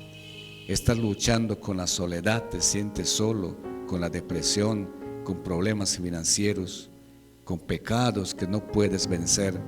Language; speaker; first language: Spanish; native; Spanish